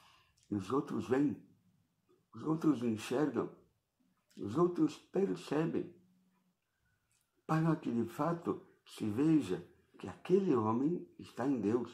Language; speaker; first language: Portuguese; native; Portuguese